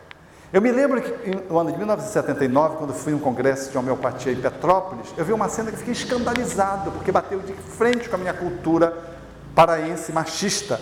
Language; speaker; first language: Portuguese; native; Portuguese